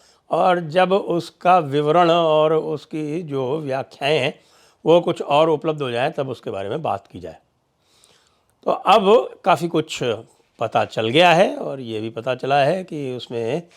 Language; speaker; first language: Hindi; native; Hindi